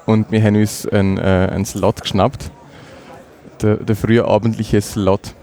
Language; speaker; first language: German; native; German